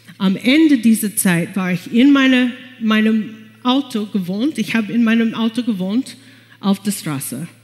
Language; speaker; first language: German; non-native, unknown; English